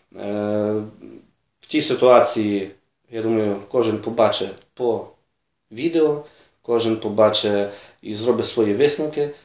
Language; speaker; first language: Ukrainian; native; Ukrainian